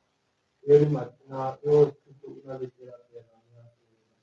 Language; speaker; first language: Italian; non-native, learner; French